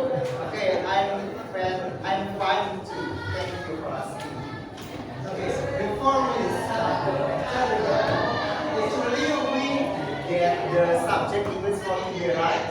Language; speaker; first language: English; non-native, fluent; Indonesian